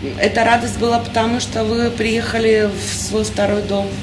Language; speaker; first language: Russian; non-native, fluent; Serbian